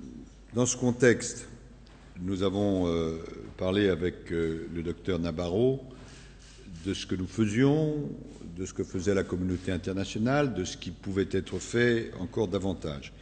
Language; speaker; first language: French; native; French